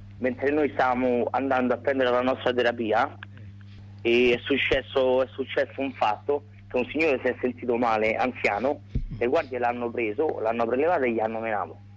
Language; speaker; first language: Italian; non-native, fluent; Greek